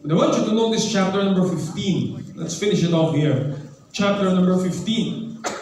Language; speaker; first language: English; non-native, local second language; Filipino